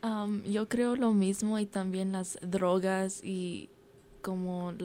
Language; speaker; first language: Spanish; early bilingual, heritage; Spanish